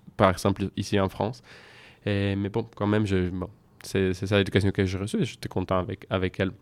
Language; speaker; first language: French; non-native, fluent; Spanish